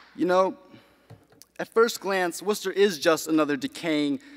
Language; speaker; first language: English; native; English